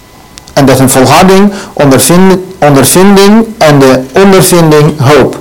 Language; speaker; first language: Dutch; non-native, learner; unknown